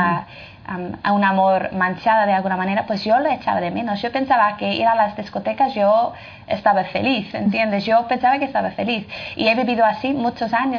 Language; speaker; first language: Spanish; non-native, fluent; French